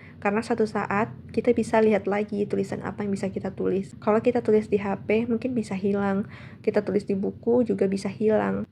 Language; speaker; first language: Indonesian; non-native, local second language; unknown